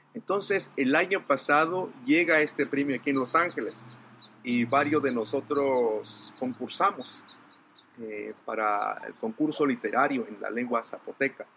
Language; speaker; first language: Spanish; non-native, local second language; Zapotec